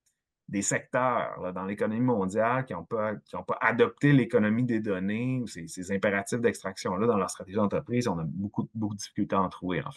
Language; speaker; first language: French; native; French